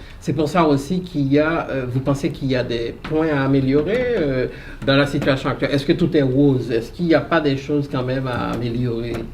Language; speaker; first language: French; native; French